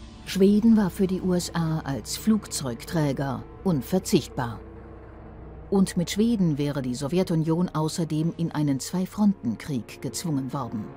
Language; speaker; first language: German; native; German